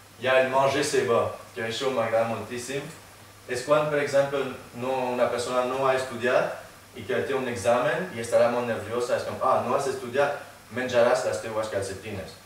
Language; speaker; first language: Catalan; non-native, fluent; French